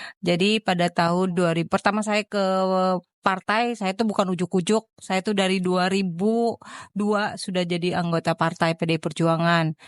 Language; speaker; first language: Indonesian; native; Indonesian